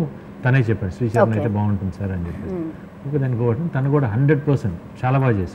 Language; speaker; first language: Telugu; native; Telugu